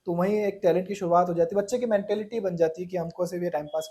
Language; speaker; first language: Hindi; native; Hindi